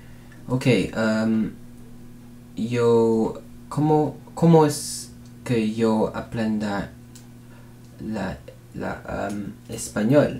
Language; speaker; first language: Spanish; non-native, learner; English